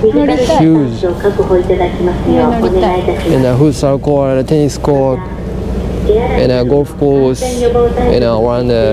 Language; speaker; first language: English; non-native, learner; Japanese